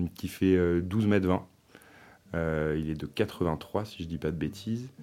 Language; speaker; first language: French; native; French